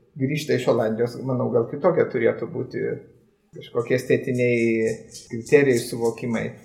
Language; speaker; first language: Lithuanian; native; Lithuanian